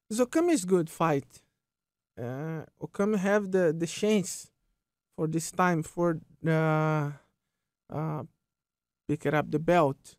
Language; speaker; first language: English; non-native, learner; Portuguese